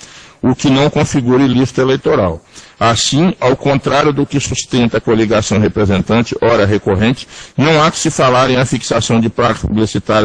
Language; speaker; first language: Portuguese; native; Portuguese